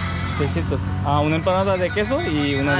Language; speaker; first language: Spanish; non-native, learner; Korean